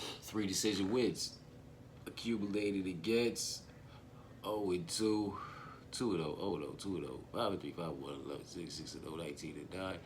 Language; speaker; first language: English; native; English